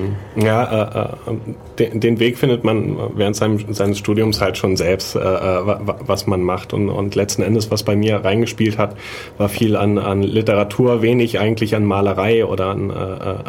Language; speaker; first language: German; native; German